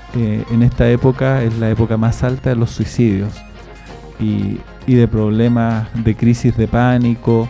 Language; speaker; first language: Spanish; native; Spanish